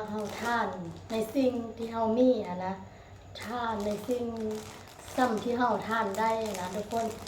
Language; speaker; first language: Thai; non-native, local second language; Lao